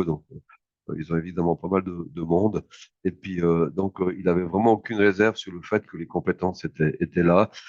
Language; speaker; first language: French; native; French